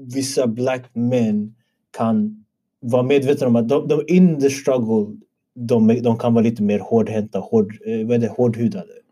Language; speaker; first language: Swedish; early bilingual, other home language; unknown